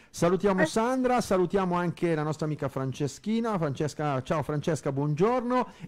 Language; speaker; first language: Italian; native; Italian